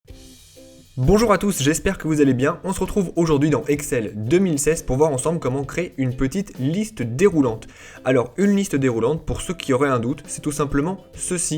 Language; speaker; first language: French; native; French